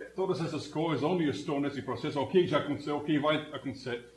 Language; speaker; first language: Portuguese; non-native, fluent; English